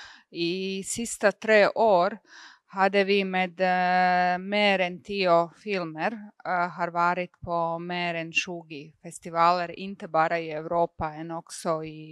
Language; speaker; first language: Swedish; non-native, fluent; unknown